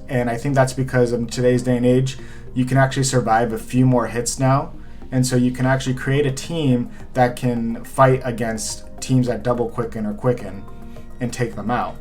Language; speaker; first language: English; native; English